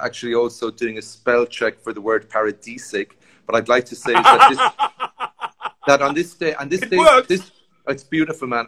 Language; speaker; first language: English; native; English